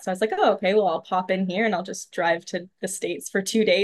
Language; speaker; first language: English; native; English